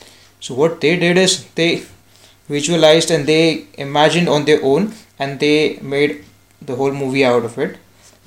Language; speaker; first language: English; non-native, local second language; Marathi